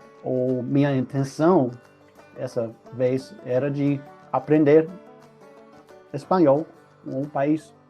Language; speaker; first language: Portuguese; non-native, fluent; English